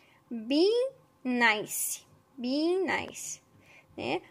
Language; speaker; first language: English; non-native, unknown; Portuguese